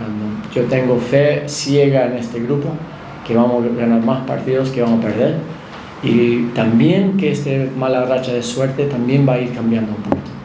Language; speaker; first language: Spanish; non-native, fluent; English